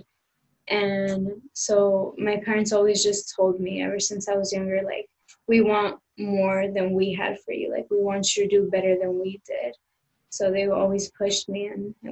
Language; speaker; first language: English; early bilingual, other home language; Spanish